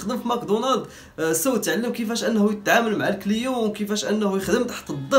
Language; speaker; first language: Arabic; native; Arabic